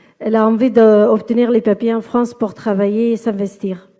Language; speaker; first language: French; non-native, fluent; Kurdish